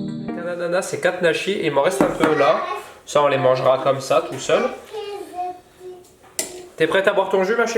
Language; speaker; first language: French; native; French